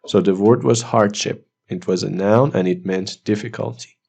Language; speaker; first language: English; non-native, fluent; Persian